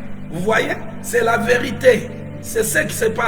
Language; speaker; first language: French; non-native, local second language; Lingala